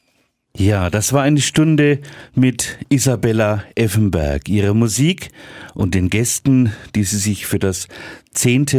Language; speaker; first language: German; native; German